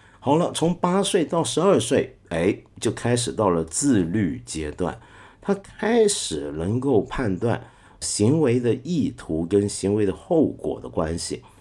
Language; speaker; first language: Chinese; non-native, local second language; Cantonese